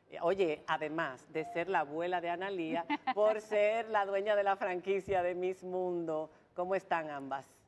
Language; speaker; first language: Spanish; native; Spanish